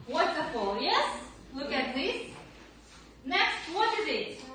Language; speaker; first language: English; non-native, learner; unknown